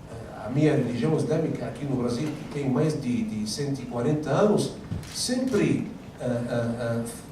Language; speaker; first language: Portuguese; non-native, fluent; Arabic